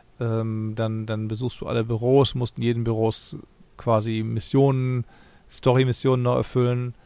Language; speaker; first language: German; native; German